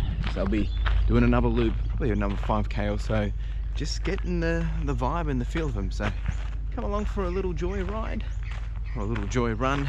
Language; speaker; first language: English; native; English